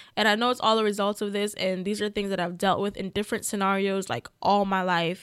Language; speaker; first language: English; native; English